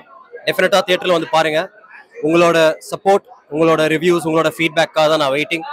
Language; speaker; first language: Tamil; native; Tamil